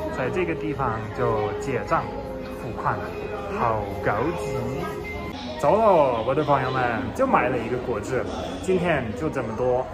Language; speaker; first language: Chinese; non-native, fluent; German